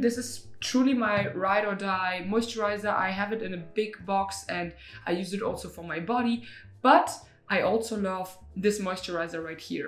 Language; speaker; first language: English; non-native, fluent; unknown